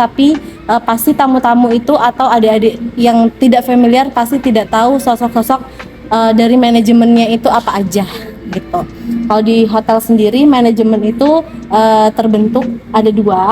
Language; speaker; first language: Indonesian; native; Indonesian